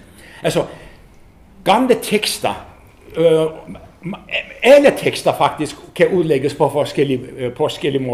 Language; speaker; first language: Danish; non-native, fluent; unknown